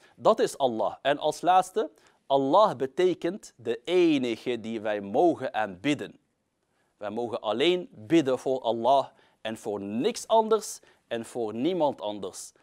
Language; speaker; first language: Dutch; early bilingual, other home language; Arabic